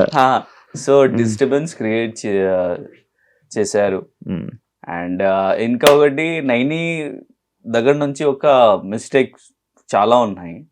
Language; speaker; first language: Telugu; non-native, learner; Hindi